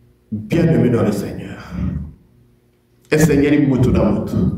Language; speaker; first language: French; non-native, local second language; Lingala